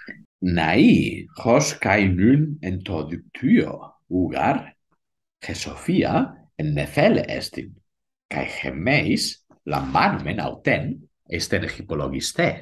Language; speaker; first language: Greek; non-native, learner; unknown